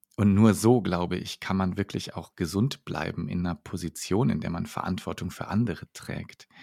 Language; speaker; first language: German; native; German